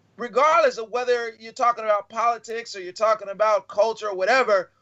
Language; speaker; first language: English; native; English